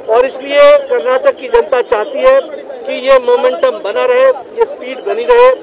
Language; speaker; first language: Hindi; native; Hindi